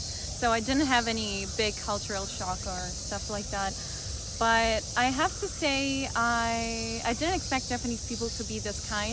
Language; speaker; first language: English; non-native, fluent; Italian